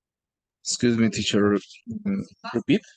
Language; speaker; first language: English; non-native, learner; Spanish